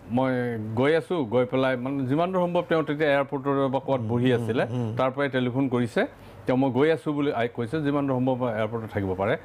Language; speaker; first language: Assamese; native; Assamese